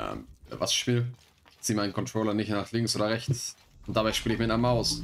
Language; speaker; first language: German; native; German